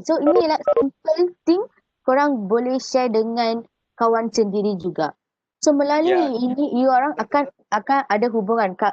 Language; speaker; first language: Malay; native; Malay